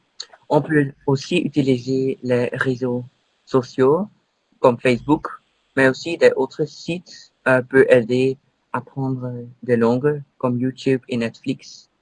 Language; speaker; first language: French; non-native, learner; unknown